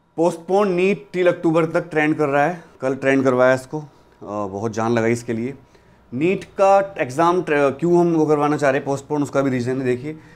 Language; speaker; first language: Hindi; native; Hindi